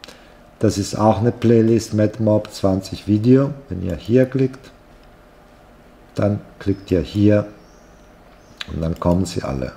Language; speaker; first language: German; non-native, fluent; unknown